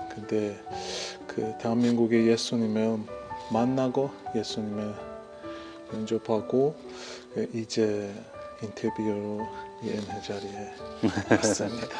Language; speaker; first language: Korean; non-native, learner; Persian